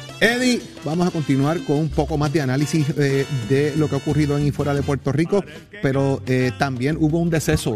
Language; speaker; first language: Spanish; native; Spanish